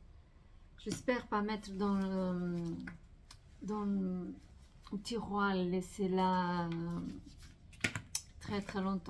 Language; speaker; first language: French; non-native, fluent; Portuguese